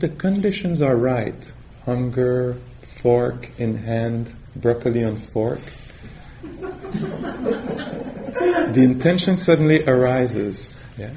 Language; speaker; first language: English; non-native, fluent; French